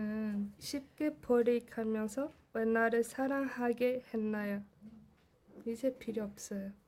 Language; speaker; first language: Korean; non-native, learner; Portuguese